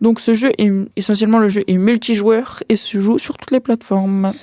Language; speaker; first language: French; native; French